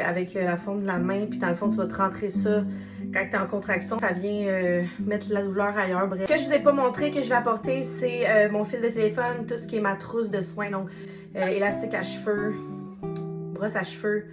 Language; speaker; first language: French; native; French